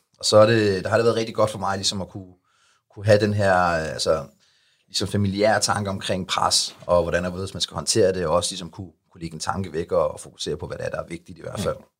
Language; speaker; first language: Danish; early bilingual, other home language; Arabic